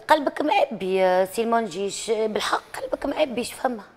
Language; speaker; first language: Arabic; native; Arabic